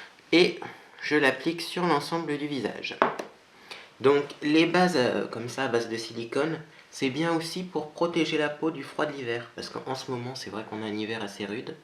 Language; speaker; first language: French; native; French